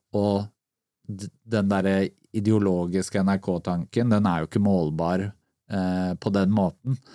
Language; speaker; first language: Norwegian; native; Norwegian